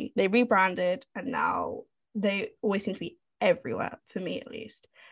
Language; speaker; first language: English; native; English